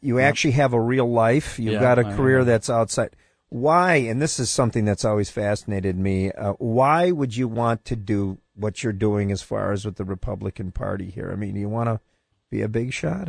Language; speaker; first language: English; native; English